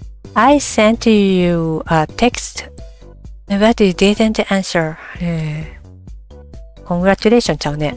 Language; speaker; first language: English; non-native, learner; Japanese